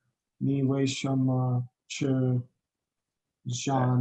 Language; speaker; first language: Chinese; non-native, learner; English